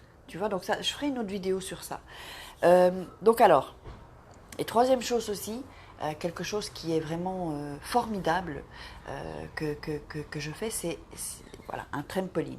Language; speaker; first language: French; native; French